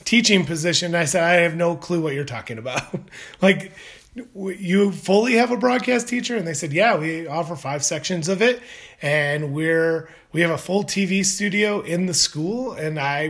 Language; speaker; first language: English; native; English